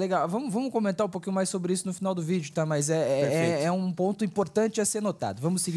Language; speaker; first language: Portuguese; native; Portuguese